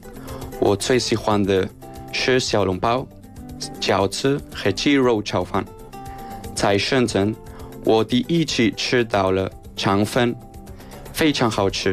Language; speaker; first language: Chinese; non-native, learner; Spanish